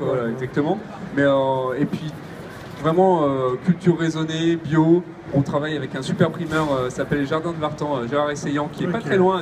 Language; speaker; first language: French; native; French